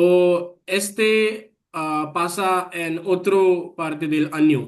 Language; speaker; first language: Spanish; non-native, learner; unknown